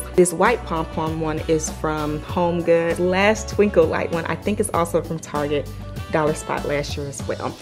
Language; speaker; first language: English; native; English